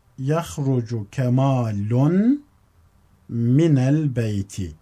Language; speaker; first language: Turkish; native; Turkish